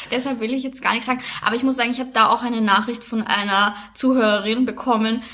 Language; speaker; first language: German; native; German